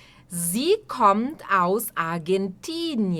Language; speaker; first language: German; non-native, fluent; Portuguese